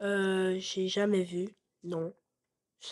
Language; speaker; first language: French; non-native, local second language; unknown